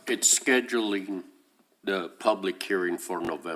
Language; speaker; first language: English; native; English